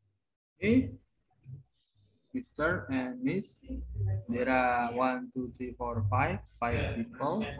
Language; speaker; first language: English; non-native, learner; Indonesian